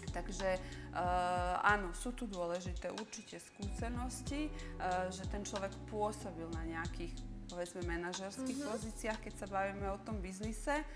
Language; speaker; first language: Slovak; early bilingual, other home language; Serbian